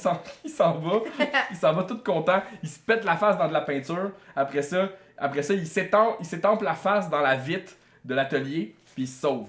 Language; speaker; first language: French; native; French